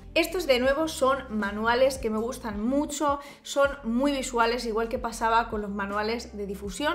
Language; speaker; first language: Spanish; native; Spanish